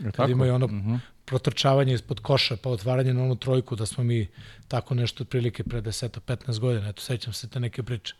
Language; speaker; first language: Serbian; non-native, local second language; Hungarian